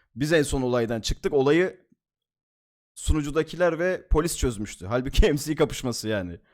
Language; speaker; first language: Turkish; native; Turkish